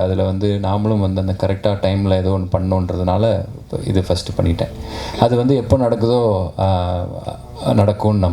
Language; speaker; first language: Tamil; native; Tamil